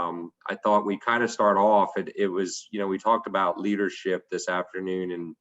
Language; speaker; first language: English; native; English